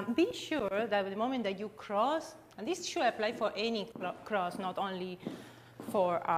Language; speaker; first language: English; non-native, fluent; Spanish